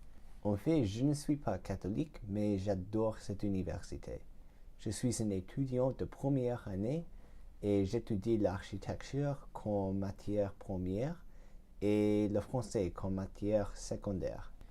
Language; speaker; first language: French; non-native, learner; English